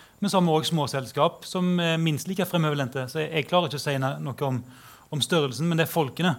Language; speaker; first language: Norwegian; native; Norwegian